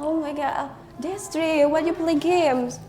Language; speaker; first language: English; non-native, learner; Indonesian